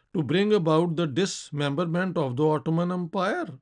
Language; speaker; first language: English; non-native, local second language; Urdu